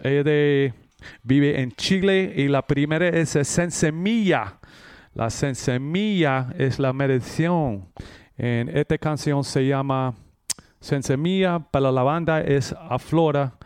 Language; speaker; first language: Spanish; non-native, learner; English